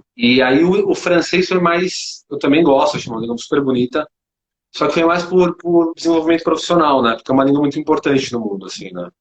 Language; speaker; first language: Portuguese; native; Portuguese